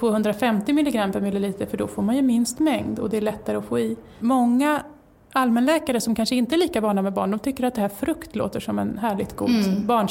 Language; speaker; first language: Swedish; native; Swedish